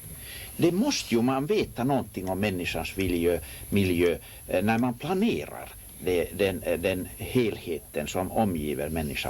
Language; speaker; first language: Swedish; non-native, local second language; Finnish